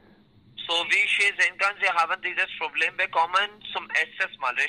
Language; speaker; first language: German; non-native, learner; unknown